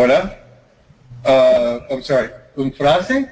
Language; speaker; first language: Spanish; non-native, learner; English